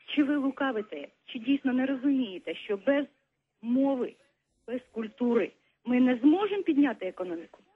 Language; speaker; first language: Ukrainian; native; Ukrainian